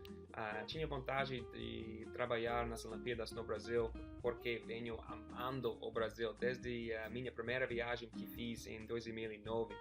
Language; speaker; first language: Portuguese; non-native, fluent; English